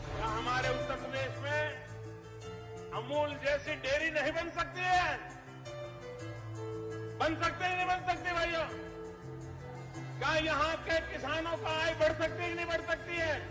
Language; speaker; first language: Hindi; non-native, local second language; Gujarati